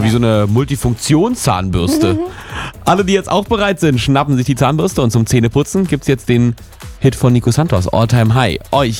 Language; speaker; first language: German; native; German